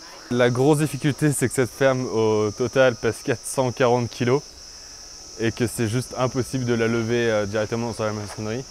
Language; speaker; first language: French; native; French